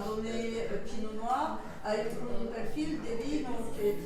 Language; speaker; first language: Spanish; non-native, learner; French